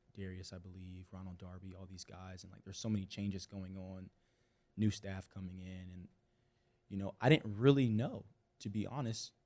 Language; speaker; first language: English; native; English